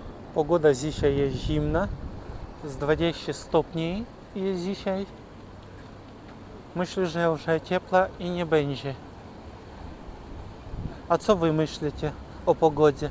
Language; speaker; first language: Polish; non-native, learner; Ukrainian